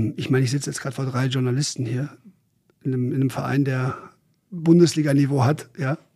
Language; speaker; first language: German; native; German